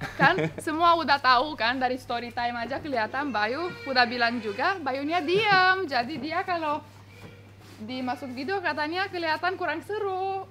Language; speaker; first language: Indonesian; non-native, fluent; Romanian